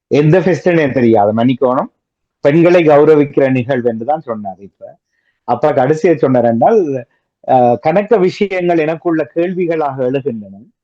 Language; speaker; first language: Tamil; native; Tamil